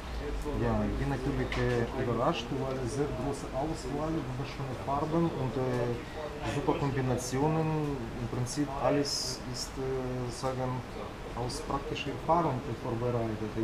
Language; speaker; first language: German; non-native, learner; Russian